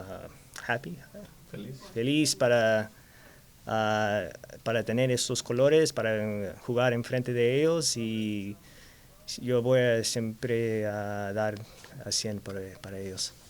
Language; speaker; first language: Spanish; early bilingual, heritage; Spanish